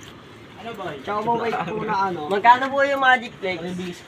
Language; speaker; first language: Filipino; native; Filipino